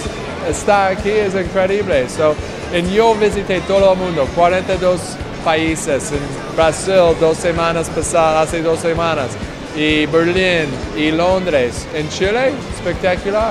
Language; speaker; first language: Spanish; non-native, learner; English